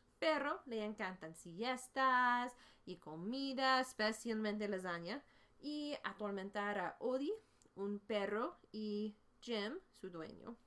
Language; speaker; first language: Spanish; non-native, fluent; English